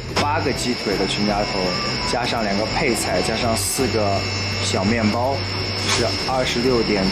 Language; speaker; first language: Chinese; native; Chinese